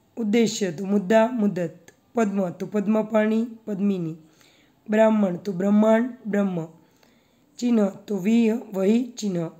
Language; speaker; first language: Hindi; non-native, local second language; Gujarati